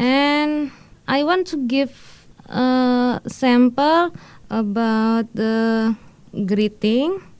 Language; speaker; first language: English; non-native, learner; Indonesian